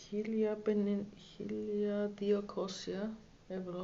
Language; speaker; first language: Greek; non-native, learner; German